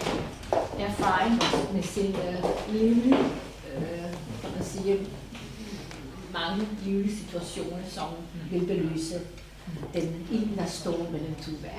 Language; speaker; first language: Danish; non-native, fluent; Serbian